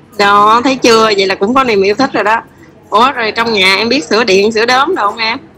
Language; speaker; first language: Vietnamese; native; Vietnamese